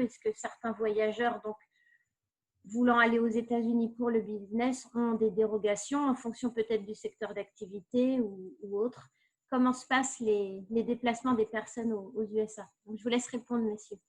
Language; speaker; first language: French; native; French